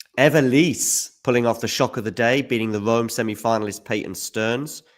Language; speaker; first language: English; native; English